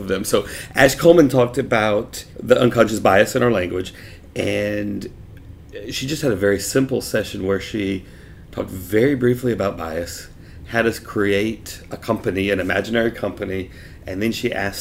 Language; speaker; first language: English; native; English